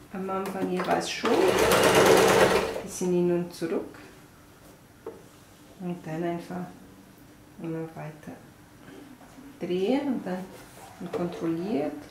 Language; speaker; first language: German; non-native, fluent; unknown